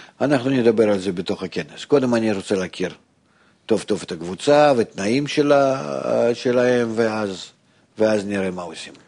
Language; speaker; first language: Hebrew; non-native, fluent; Russian